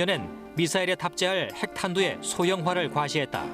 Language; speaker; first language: Korean; native; Korean